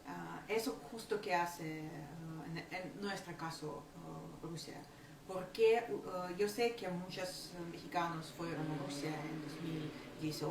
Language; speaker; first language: Spanish; non-native, fluent; Ukrainian